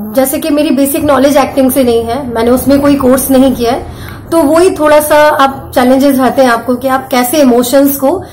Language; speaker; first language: Hindi; native; Hindi